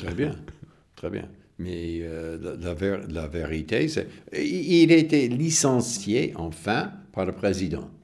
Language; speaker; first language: French; non-native, fluent; English